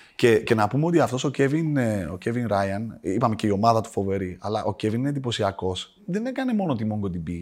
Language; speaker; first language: Greek; native; Greek